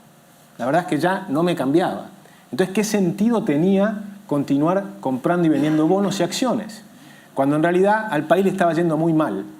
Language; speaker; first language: Spanish; native; Spanish